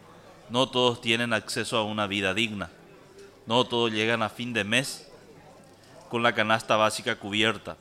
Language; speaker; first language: Spanish; native; Spanish